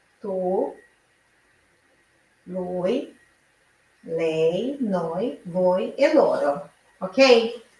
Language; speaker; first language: Italian; non-native, fluent; Portuguese